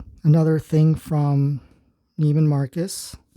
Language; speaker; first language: English; native; English